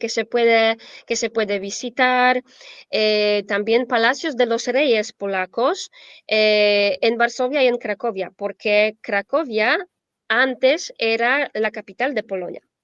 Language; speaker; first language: Spanish; non-native, fluent; Polish